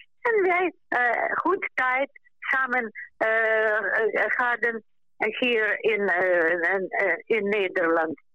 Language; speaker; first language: Dutch; non-native, local second language; Ukrainian